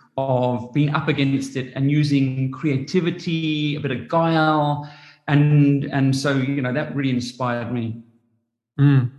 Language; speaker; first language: English; native; English